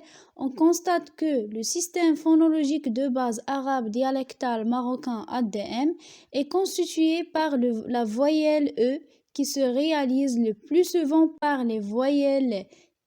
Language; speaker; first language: French; non-native, local second language; Arabic